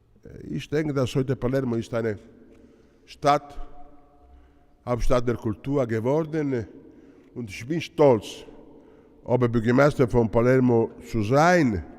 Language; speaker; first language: German; non-native, learner; Italian